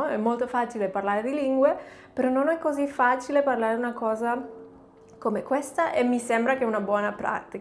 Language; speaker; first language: Italian; non-native, fluent; Catalan